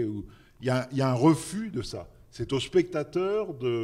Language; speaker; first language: French; native; French